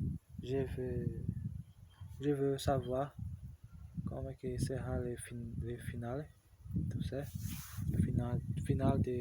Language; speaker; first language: French; non-native, learner; Portuguese